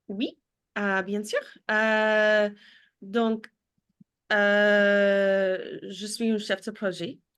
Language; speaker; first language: French; non-native, learner; English